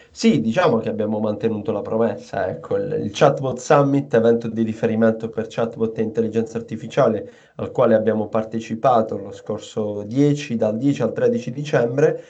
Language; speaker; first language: Italian; native; Italian